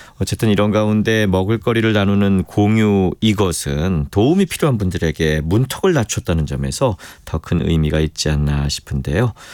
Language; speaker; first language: Korean; native; Korean